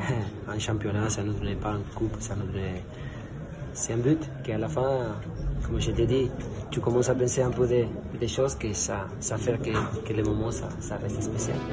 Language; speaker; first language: French; non-native, fluent; Spanish